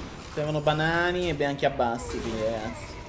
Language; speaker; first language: Italian; native; Italian